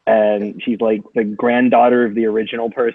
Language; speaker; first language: English; native; English